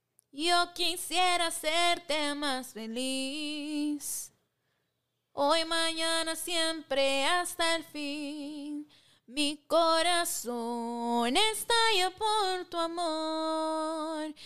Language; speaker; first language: Spanish; early bilingual, other home language; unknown